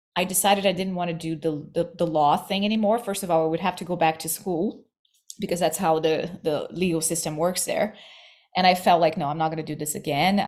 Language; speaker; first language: English; non-native, fluent; Portuguese